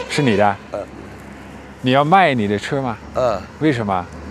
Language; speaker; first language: Chinese; non-native, fluent; Dutch